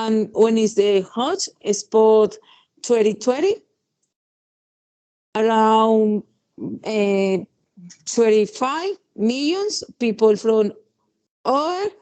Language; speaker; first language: English; non-native, learner; Spanish